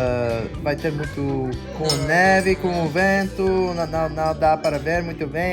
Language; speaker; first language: Portuguese; non-native, fluent; English